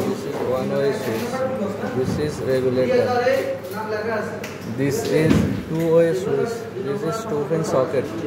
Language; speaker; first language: English; non-native, learner; Bangla